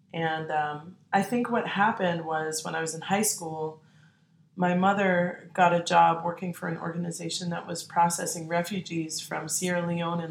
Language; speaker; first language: English; native; English